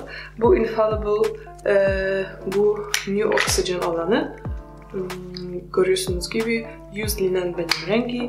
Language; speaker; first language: Turkish; non-native, fluent; Polish